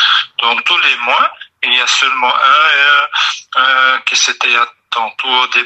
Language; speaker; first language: French; non-native, learner; Dutch